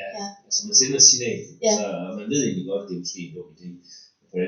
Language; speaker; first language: Danish; native; Danish